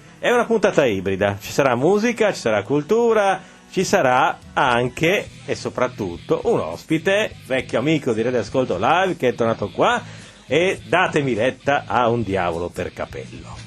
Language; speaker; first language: Italian; native; Italian